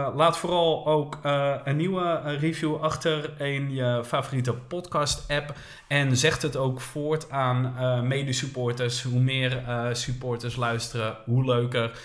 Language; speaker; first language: Dutch; native; Dutch